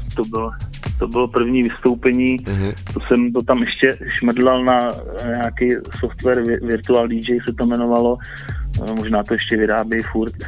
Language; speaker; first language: Czech; native; Czech